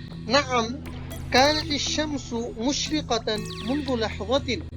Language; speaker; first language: Arabic; non-native, fluent; Urdu